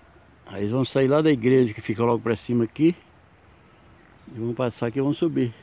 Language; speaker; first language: Portuguese; native; Portuguese